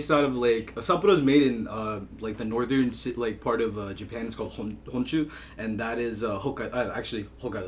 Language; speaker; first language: English; native; English